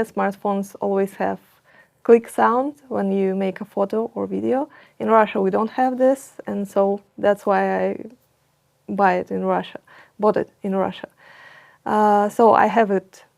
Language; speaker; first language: English; non-native, fluent; Russian